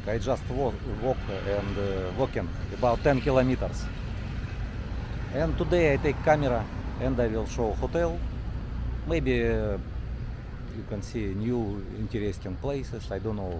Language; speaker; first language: English; non-native, learner; Russian